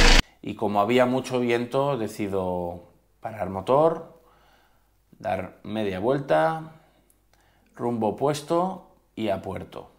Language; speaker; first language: Spanish; native; Spanish